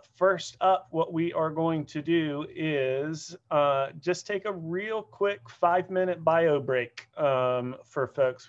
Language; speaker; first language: English; native; English